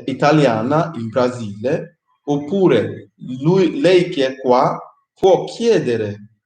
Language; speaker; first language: Italian; non-native, fluent; English